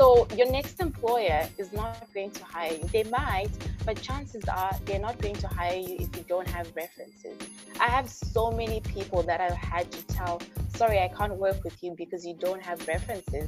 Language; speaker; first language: English; non-native, local second language; Shona